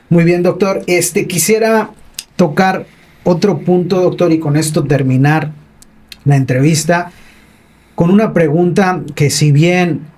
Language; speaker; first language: Spanish; native; Spanish